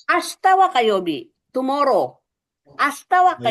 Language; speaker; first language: Japanese; non-native, fluent; Filipino